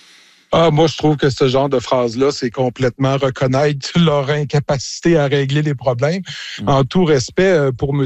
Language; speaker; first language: French; native; French